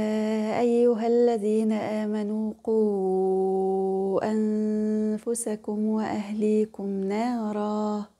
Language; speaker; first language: Arabic; native; Arabic